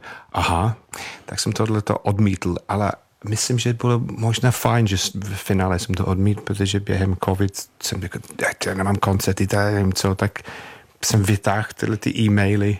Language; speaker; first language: Czech; non-native, fluent; English